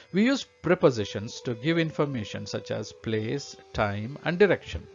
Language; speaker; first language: English; non-native, local second language; Kannada